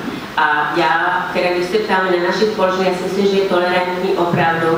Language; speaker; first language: Czech; non-native, fluent; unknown